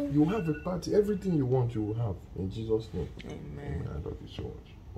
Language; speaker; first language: English; non-native, local second language; Yoruba